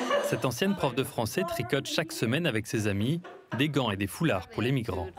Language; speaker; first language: French; native; French